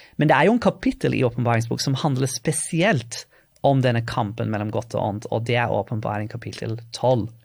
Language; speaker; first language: Norwegian; non-native, fluent; English